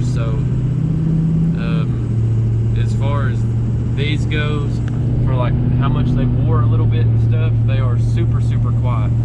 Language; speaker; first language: English; native; English